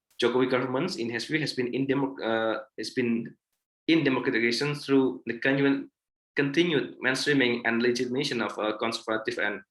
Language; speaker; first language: English; non-native, fluent; Indonesian